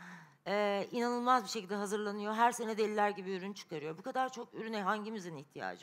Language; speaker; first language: Turkish; native; Turkish